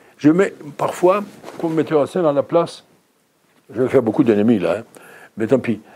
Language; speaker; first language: French; non-native, fluent; Greek